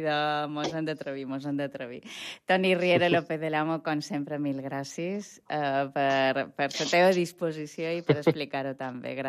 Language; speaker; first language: Catalan; native; Catalan